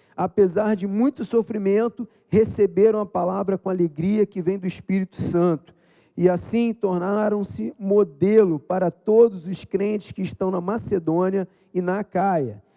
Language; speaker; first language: Portuguese; native; Portuguese